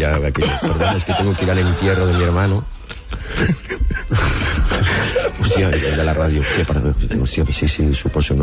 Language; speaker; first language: Catalan; non-native, local second language; Spanish